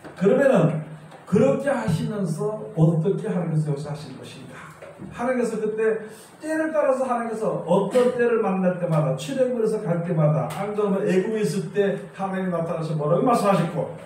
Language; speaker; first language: Korean; native; Korean